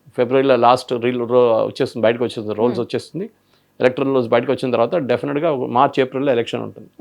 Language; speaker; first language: Telugu; non-native, local second language; Malayalam